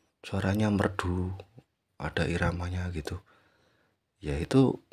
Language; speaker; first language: Indonesian; native; Indonesian